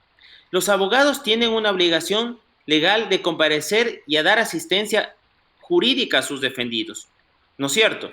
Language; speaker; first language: Spanish; native; Spanish